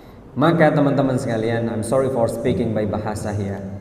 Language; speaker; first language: English; non-native, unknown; Indonesian